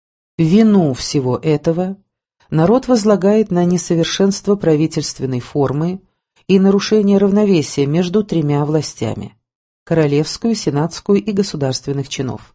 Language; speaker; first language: Russian; native; Russian